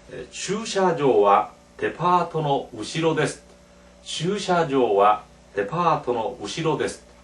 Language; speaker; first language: Japanese; non-native, fluent; Korean